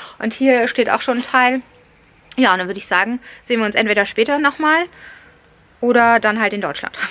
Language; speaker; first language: German; early bilingual, other home language; Italian